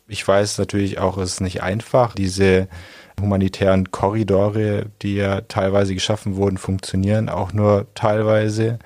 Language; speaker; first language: German; native; German